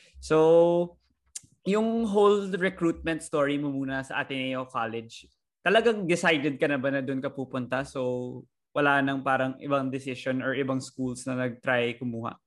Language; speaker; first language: Filipino; native; Filipino